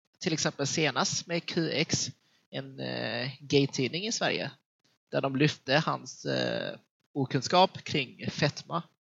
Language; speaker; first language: Swedish; early bilingual, other home language; Vietnamese